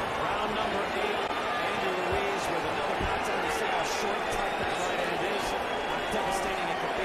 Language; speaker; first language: English; native; English